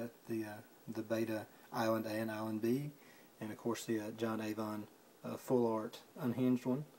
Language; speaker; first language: English; native; English